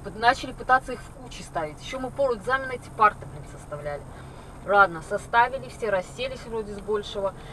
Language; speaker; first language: Russian; native; Russian